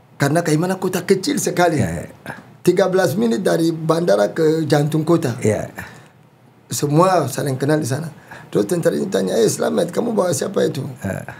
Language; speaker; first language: Indonesian; non-native, fluent; French